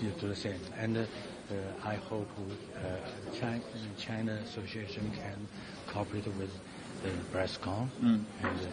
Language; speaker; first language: English; non-native, learner; Chinese